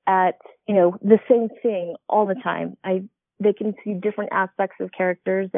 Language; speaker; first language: English; native; English